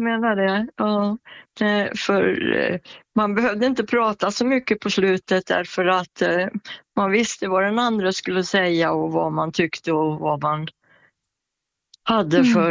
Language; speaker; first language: Swedish; native; Swedish